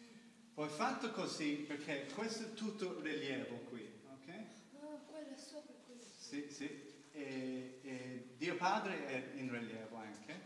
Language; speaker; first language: Italian; non-native, learner; English